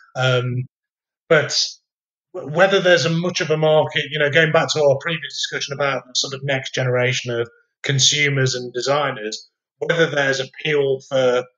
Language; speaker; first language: English; native; English